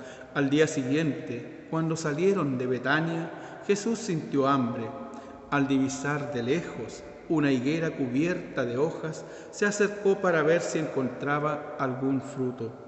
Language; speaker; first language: Spanish; native; Spanish